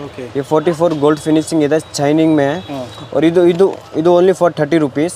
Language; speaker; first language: Kannada; non-native, local second language; Hindi